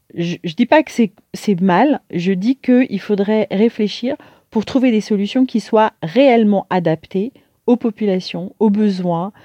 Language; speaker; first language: French; native; French